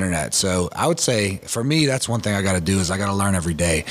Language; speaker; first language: English; native; English